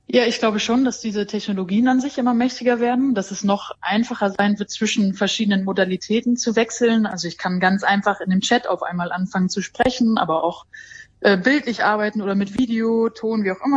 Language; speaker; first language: German; native; German